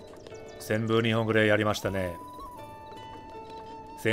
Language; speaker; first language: Japanese; non-native, fluent; English